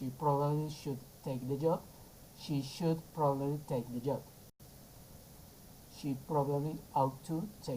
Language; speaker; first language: English; non-native, fluent; Spanish